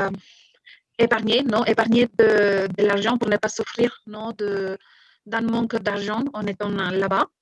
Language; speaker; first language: French; non-native, fluent; Spanish